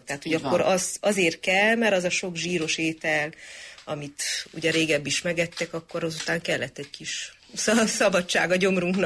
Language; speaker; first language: Hungarian; native; Hungarian